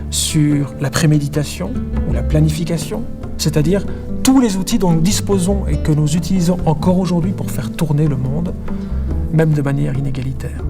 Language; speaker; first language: French; native; French